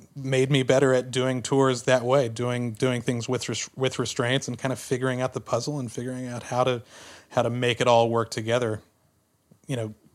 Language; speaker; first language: English; native; English